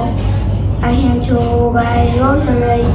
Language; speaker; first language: English; non-native, learner; Vietnamese